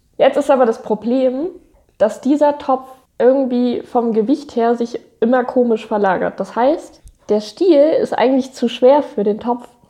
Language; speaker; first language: German; native; German